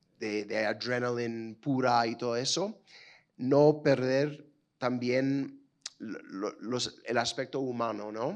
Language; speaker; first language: Spanish; non-native, fluent; English